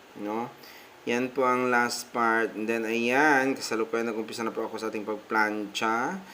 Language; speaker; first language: Filipino; native; Filipino